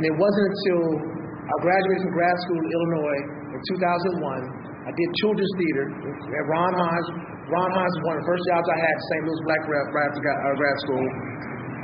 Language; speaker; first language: English; native; English